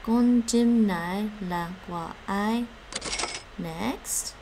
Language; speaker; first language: Vietnamese; non-native, learner; English